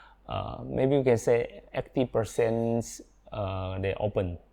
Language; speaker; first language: English; non-native, learner; Indonesian